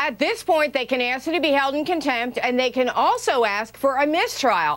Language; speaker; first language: English; native; English